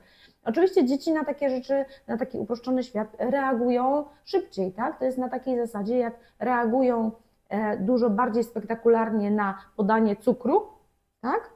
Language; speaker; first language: Polish; native; Polish